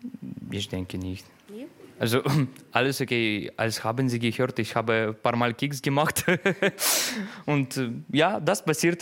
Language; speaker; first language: German; non-native, learner; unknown